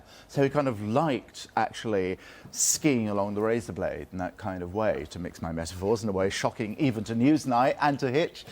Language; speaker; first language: English; native; English